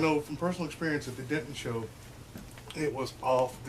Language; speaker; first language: English; native; English